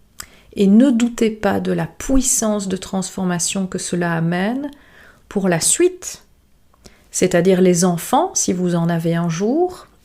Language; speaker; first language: French; native; French